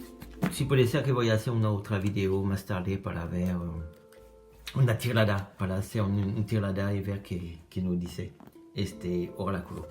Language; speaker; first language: Spanish; non-native, learner; French